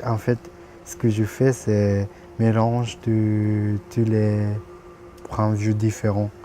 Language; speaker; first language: French; non-native, fluent; Japanese